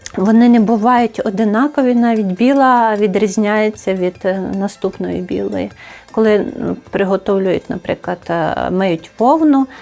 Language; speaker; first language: Ukrainian; native; Ukrainian